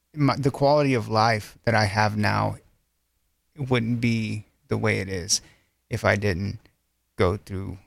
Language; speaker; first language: English; native; English